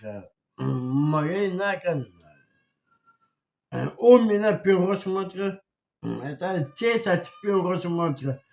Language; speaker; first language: Russian; non-native, local second language; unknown